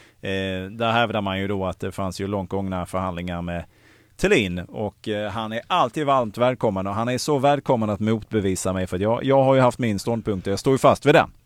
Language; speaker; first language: Swedish; native; Swedish